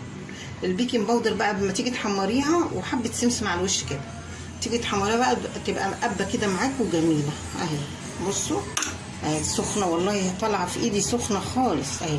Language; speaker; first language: Arabic; native; Arabic